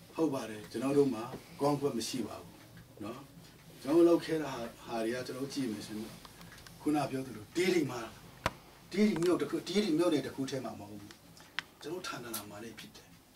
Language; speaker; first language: Burmese; non-native, local second language; Tedim Chin